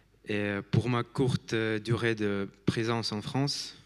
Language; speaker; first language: French; non-native, fluent; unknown